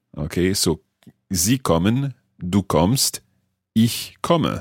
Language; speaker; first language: German; non-native, learner; English